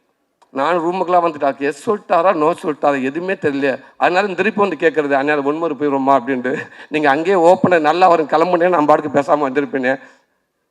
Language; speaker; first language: Tamil; native; Tamil